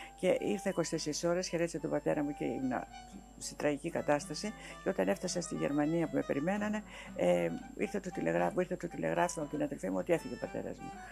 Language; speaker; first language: Greek; native; Greek